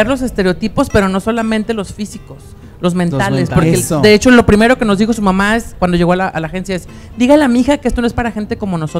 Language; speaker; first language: Spanish; native; Spanish